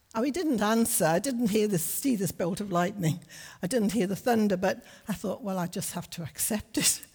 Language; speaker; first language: English; native; English